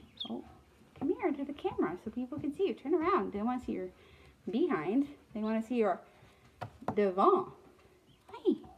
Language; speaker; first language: English; native; English